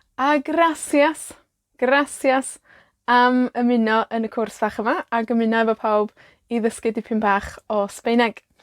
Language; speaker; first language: Welsh; native; Welsh